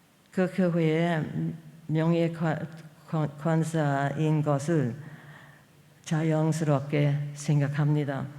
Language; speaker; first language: Korean; non-native, fluent; English